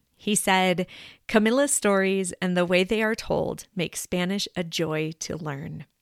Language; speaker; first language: English; native; English